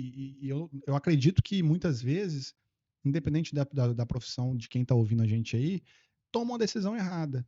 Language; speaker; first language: Portuguese; native; Portuguese